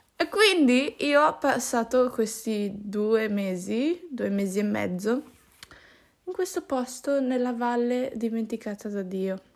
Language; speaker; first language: Italian; native; Italian